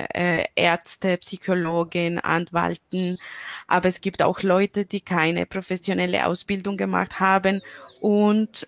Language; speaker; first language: German; non-native, fluent; Spanish